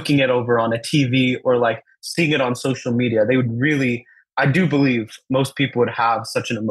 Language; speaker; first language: English; early bilingual, other home language; Telugu